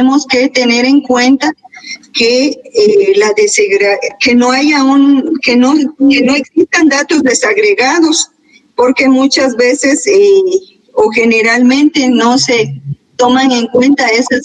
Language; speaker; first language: Spanish; native; Spanish